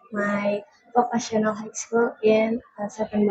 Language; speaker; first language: English; non-native, learner; Indonesian